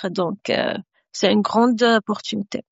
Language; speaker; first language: French; non-native, fluent; Arabic